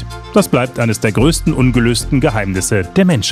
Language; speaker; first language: German; native; German